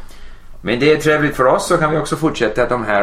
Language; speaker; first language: Swedish; non-native, fluent; English